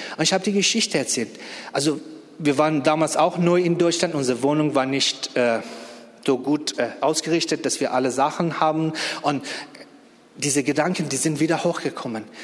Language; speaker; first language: German; non-native, fluent; Persian